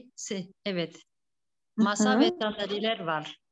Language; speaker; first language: Turkish; non-native, learner; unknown